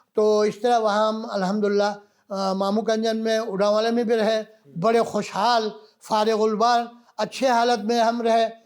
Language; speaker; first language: Urdu; non-native, local second language; Balti